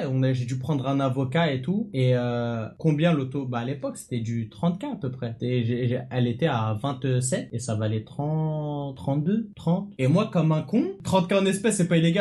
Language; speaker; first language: French; native; French